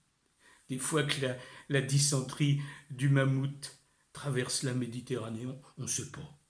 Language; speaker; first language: French; native; French